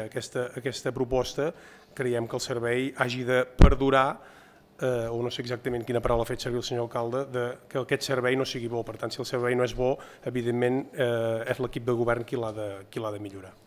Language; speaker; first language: Catalan; native; Catalan